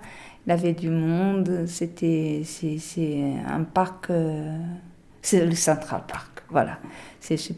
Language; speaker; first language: French; non-native, learner; Portuguese